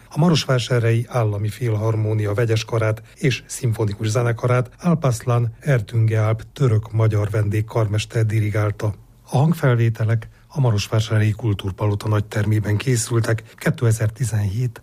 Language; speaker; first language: Hungarian; native; Hungarian